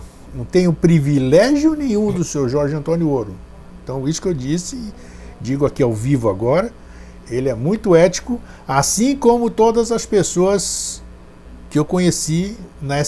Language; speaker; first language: Portuguese; native; Portuguese